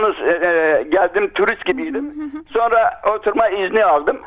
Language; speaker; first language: Turkish; non-native, local second language; Kurdish